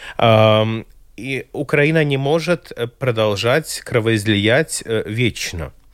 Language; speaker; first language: Russian; non-native, local second language; Latvian